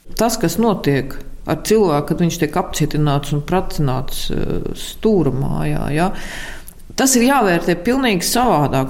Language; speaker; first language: Latvian; native; Latvian